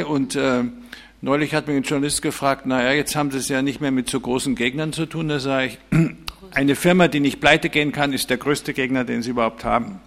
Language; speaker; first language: German; native; German